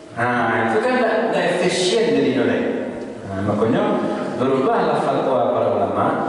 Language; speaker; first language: Malay; non-native, local second language; Minangkabau